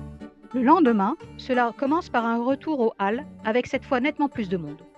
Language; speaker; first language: French; native; French